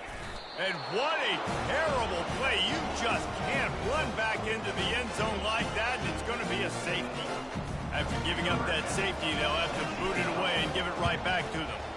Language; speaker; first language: English; native; English